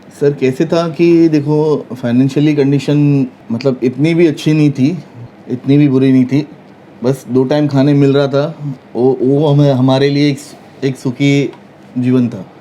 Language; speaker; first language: Hindi; non-native, local second language; Marathi